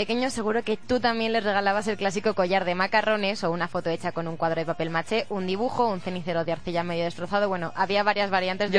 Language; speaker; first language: Spanish; native; Spanish